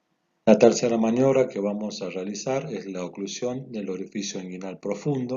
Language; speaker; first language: Spanish; native; Spanish